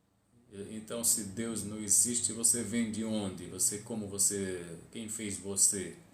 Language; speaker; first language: Portuguese; non-native, fluent; Arabic